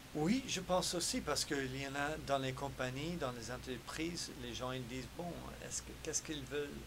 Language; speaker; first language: French; non-native, fluent; English